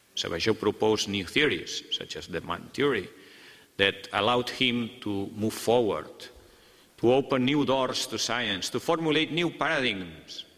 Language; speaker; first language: English; non-native, fluent; Catalan